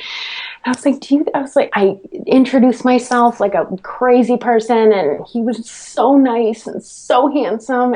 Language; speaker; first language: English; native; English